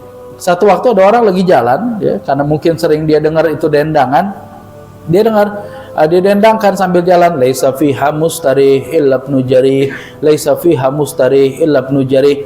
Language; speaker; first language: Indonesian; native; Indonesian